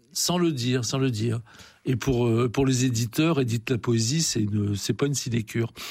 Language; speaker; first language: French; native; French